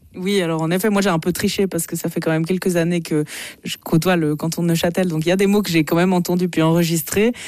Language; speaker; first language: French; native; French